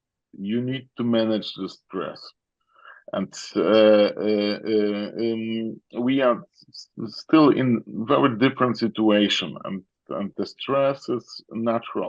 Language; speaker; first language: English; non-native, fluent; Polish